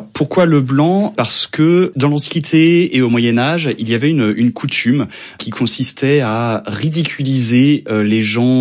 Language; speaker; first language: French; native; French